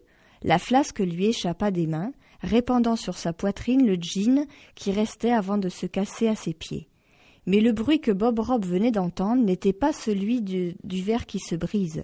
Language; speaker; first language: French; native; French